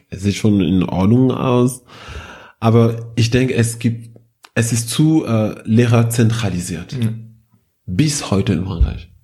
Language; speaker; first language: German; non-native, fluent; French